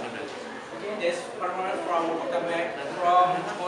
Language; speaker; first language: English; non-native, learner; Indonesian